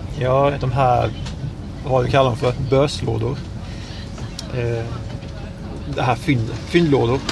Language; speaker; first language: Swedish; native; Swedish